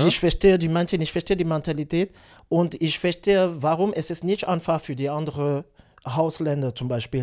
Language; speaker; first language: German; non-native, learner; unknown